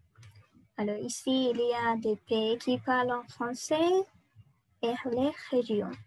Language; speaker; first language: French; non-native, learner; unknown